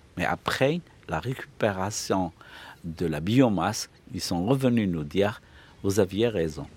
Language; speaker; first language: French; non-native, local second language; Arabic